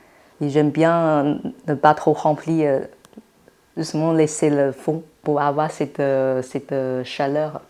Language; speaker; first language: French; non-native, fluent; Chinese